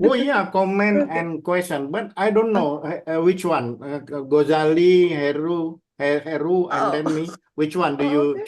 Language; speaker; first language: English; non-native, learner; Indonesian